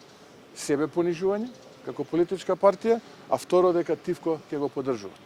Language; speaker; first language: Macedonian; native; Macedonian